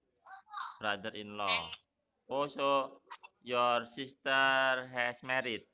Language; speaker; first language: English; non-native, fluent; Indonesian